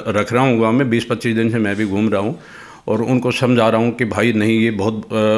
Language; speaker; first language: Hindi; native; Hindi